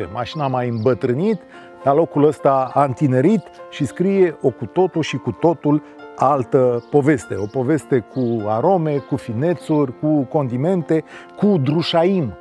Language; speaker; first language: Romanian; native; Romanian